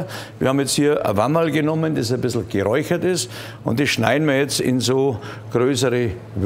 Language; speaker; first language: German; native; German